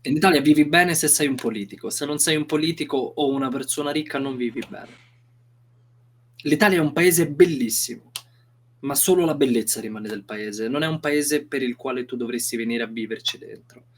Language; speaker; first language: Italian; non-native, fluent; Romanian